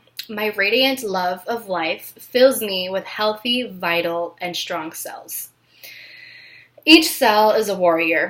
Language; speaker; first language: English; native; English